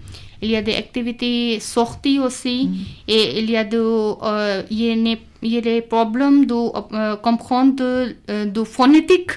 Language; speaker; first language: French; non-native, learner; Urdu